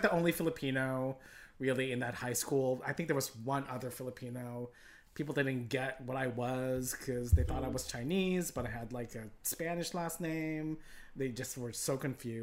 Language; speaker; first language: English; non-native, local second language; Filipino